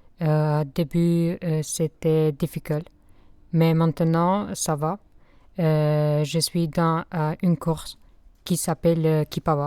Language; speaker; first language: French; non-native, learner; Albanian